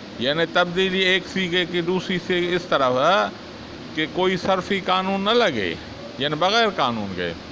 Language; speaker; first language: Urdu; non-native, local second language; Sindhi